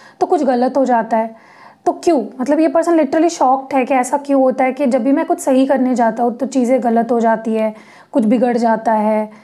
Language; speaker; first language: Hindi; non-native, local second language; Marathi